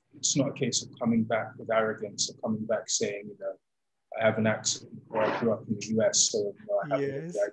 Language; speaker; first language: English; native; English